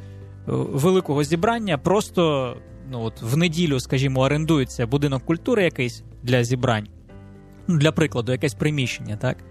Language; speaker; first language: Ukrainian; native; Ukrainian